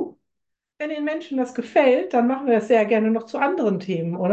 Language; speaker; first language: German; native; German